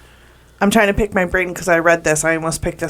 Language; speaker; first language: English; native; English